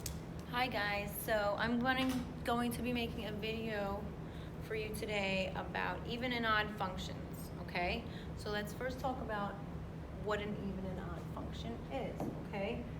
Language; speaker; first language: English; native; English